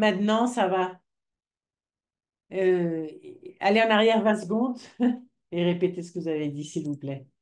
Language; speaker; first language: French; non-native, fluent; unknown